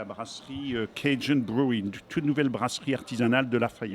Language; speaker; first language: French; native; French